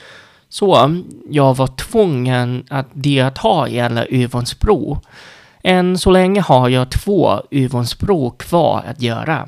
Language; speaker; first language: Swedish; non-native, fluent; Vietnamese